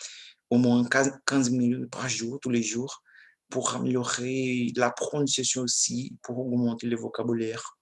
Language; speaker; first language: French; non-native, learner; Portuguese